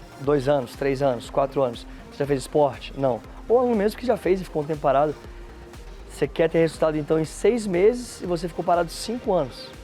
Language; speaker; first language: Portuguese; native; Portuguese